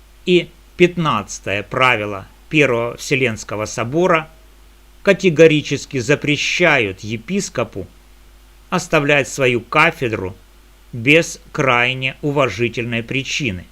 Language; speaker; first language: Russian; native; Russian